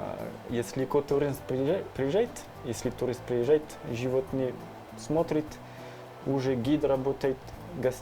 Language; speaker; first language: Russian; non-native, learner; French